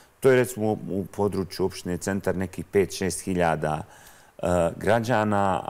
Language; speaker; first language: Croatian; native; Croatian